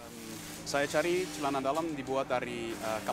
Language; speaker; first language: Indonesian; non-native, fluent; Dutch